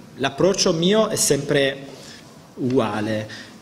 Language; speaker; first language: Italian; native; Italian